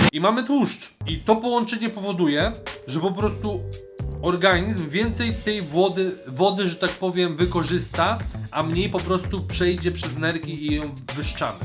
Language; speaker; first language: Polish; native; Polish